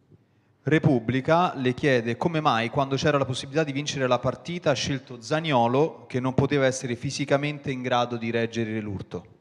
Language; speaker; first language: Italian; native; Italian